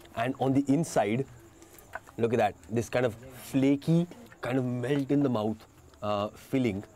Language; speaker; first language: English; non-native, local second language; Hindi